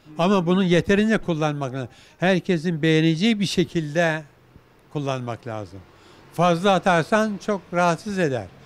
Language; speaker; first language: Turkish; native; Turkish